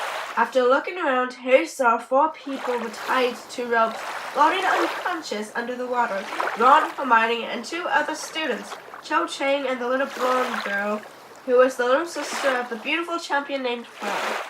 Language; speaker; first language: English; native; English